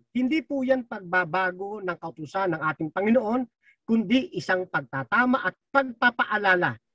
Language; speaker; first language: Filipino; native; Filipino